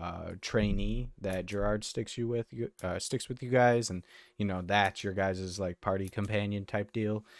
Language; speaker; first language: English; native; English